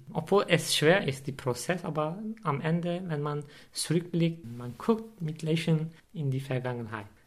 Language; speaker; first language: German; non-native, fluent; Turkish